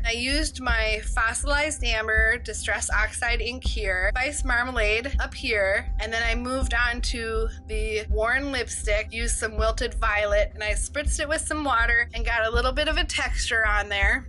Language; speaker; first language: English; native; English